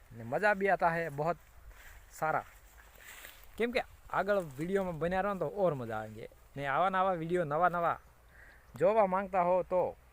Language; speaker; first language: Gujarati; non-native, local second language; Bhili